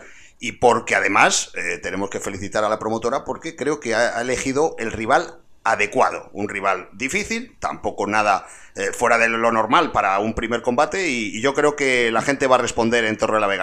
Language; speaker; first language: Spanish; native; Spanish